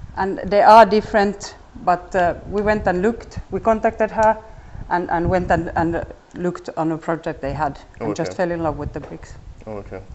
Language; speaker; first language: English; non-native, fluent; Finnish